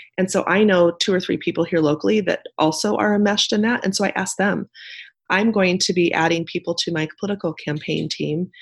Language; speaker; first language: English; native; English